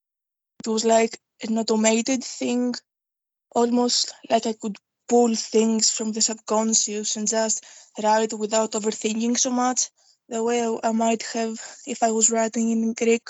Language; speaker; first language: English; non-native, fluent; Greek